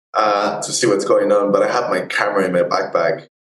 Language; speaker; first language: English; non-native, fluent; Spanish